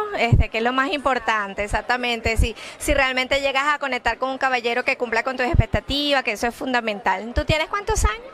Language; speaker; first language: Spanish; native; Spanish